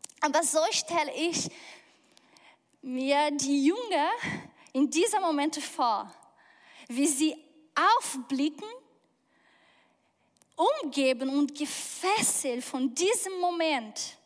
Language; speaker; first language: German; non-native, fluent; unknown